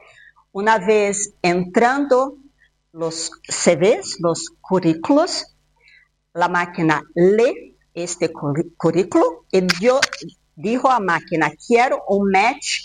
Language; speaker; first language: Spanish; non-native, fluent; Portuguese